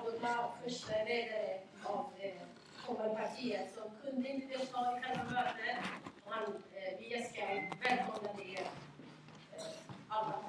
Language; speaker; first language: Swedish; non-native, fluent; Central Kurdish